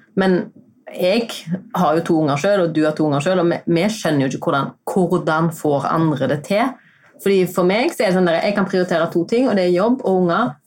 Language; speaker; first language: Norwegian; native; Norwegian